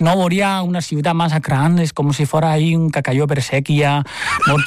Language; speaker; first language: Catalan; non-native, fluent; Chinese